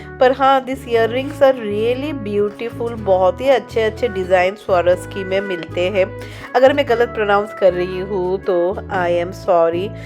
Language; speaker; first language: Hindi; non-native, local second language; Bangla